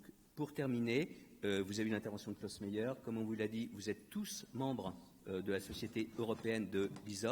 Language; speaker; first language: French; native; French